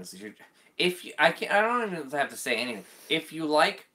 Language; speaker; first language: English; native; English